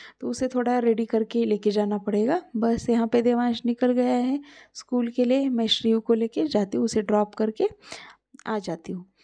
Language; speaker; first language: Hindi; non-native, local second language; Marathi